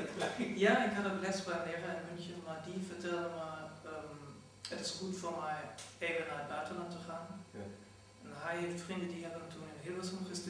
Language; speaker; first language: Dutch; non-native, fluent; German